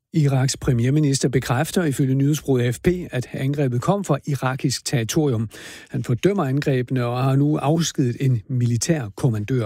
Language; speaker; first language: Danish; native; Danish